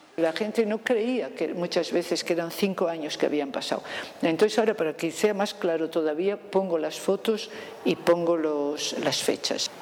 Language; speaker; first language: Spanish; native; Spanish